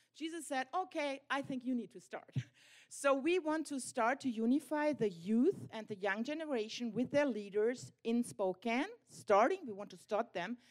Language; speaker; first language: English; non-native, fluent; German